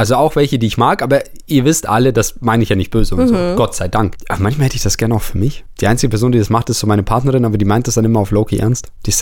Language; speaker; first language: German; native; German